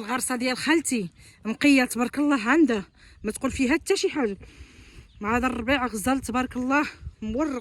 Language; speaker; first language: Arabic; native; Arabic